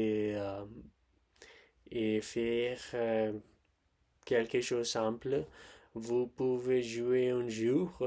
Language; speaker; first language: French; non-native, learner; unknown